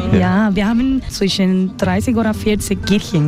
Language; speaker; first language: German; non-native, learner; Spanish